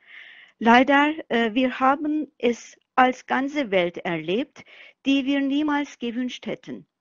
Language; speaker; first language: German; non-native, fluent; Turkish